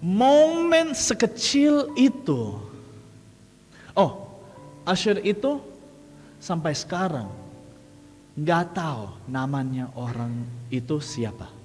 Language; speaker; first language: Indonesian; non-native, fluent; English